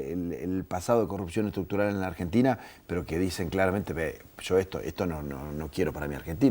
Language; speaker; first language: Spanish; native; Spanish